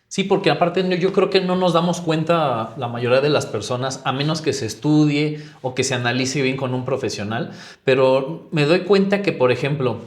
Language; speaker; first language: Spanish; native; Spanish